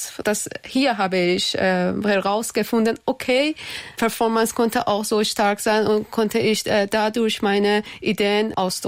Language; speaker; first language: German; non-native, learner; Persian